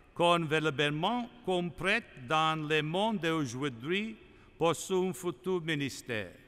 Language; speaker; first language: French; non-native, learner; English